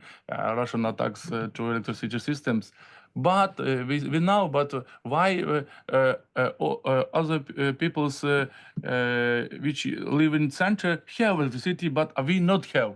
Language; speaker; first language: English; non-native, learner; Ukrainian